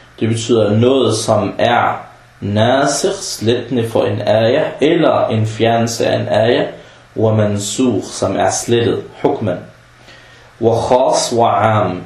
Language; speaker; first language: Danish; early bilingual, other home language; Arabic